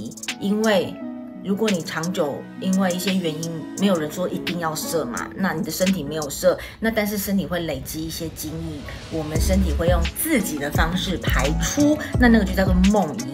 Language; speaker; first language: Chinese; native; Chinese